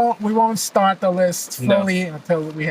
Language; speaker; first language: English; native; English